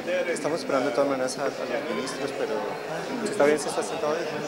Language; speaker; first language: Spanish; native; Spanish